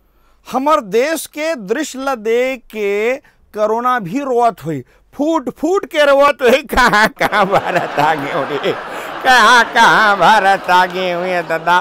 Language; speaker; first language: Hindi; non-native, local second language; Chhattisgarhi